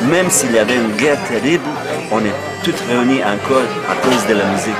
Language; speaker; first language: French; non-native, fluent; Bosnian